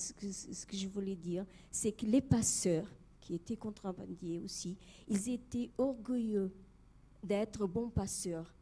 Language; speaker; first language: French; non-native, fluent; Portuguese